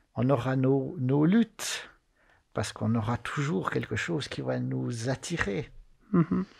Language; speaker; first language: French; native; French